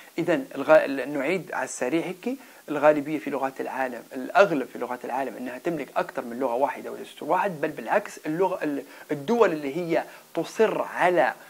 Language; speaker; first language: Arabic; non-native, local second language; Berber languages